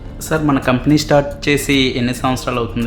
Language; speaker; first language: Telugu; native; Telugu